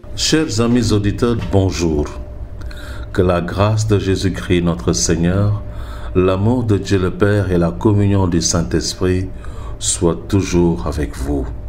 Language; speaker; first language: French; non-native, local second language; Wolof